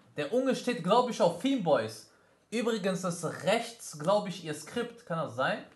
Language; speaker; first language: German; early bilingual, other home language; Arabic